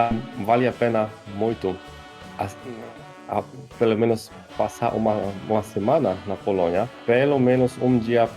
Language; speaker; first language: Portuguese; non-native, fluent; Polish